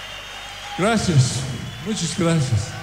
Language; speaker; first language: Spanish; non-native, learner; English